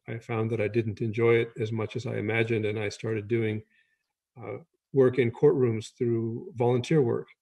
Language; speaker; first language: English; native; English